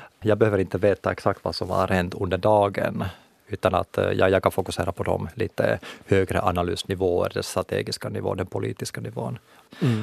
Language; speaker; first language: Swedish; non-native, local second language; Finnish